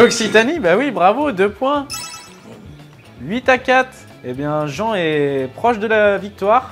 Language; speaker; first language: French; native; French